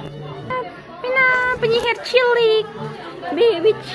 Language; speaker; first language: Indonesian; native; Indonesian